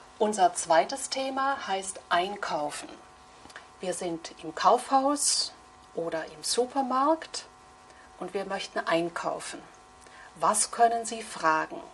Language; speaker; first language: German; native; German